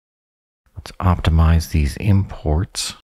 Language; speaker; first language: English; native; English